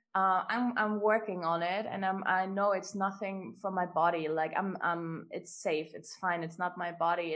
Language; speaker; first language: English; non-native, fluent; German